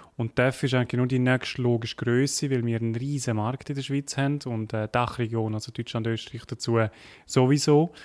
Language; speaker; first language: German; native; German